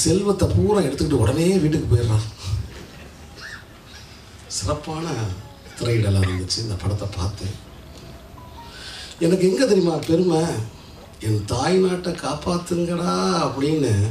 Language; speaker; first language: Tamil; native; Tamil